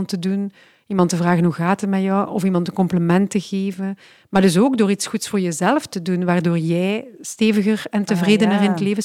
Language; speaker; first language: Dutch; native; Dutch